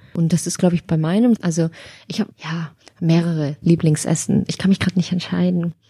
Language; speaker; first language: German; native; German